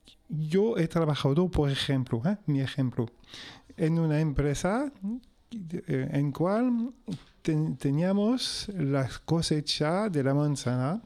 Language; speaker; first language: Spanish; non-native, local second language; French